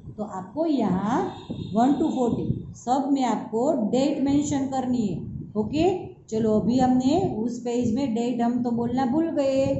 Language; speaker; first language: Hindi; non-native, local second language; Gujarati